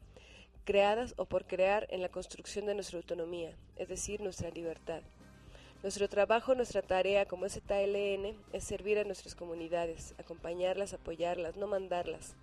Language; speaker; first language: Spanish; native; Spanish